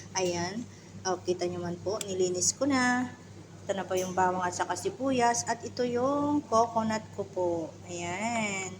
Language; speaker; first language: Filipino; non-native, local second language; Iloko